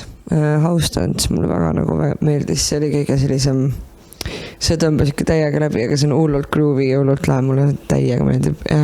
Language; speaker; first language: Estonian; native; Estonian